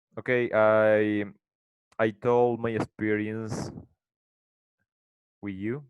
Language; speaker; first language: English; non-native, learner; Spanish